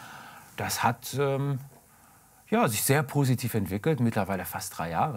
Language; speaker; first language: German; native; German